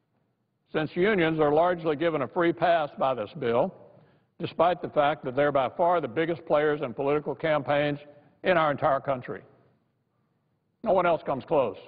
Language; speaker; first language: English; native; English